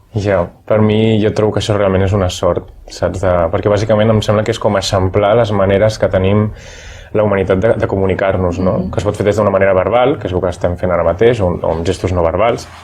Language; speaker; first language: Catalan; native; Catalan